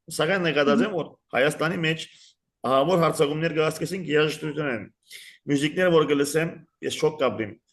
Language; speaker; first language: Armenian; early bilingual, heritage; Armenian